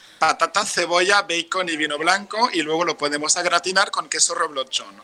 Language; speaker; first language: Spanish; non-native, fluent; French